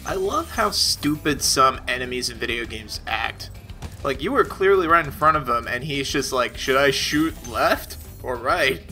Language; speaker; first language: English; native; English